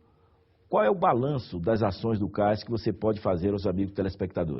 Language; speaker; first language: Portuguese; native; Portuguese